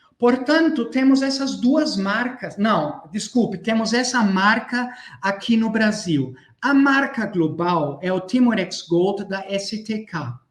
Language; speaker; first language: Portuguese; non-native, fluent; German